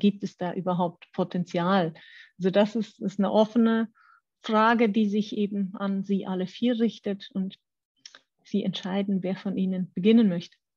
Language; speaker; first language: German; native; German